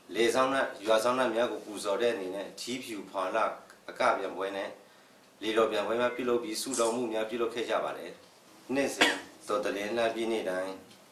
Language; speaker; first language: Burmese; non-native, local second language; Shan